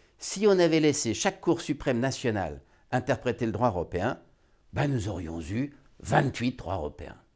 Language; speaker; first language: French; native; French